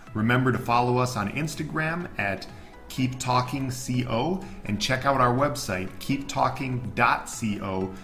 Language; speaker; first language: English; native; English